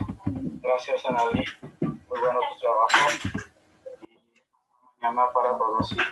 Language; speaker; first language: Spanish; non-native, fluent; Portuguese